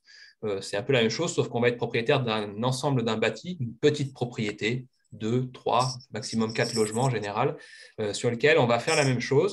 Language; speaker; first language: French; native; French